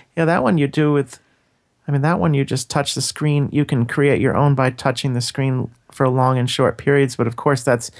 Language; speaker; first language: English; native; English